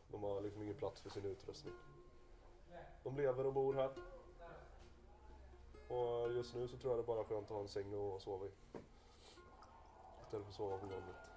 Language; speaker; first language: Swedish; native; Swedish